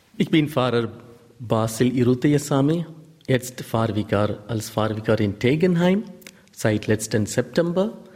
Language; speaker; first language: German; non-native, learner; Tamil